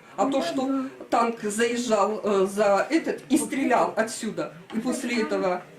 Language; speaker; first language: Russian; native; Russian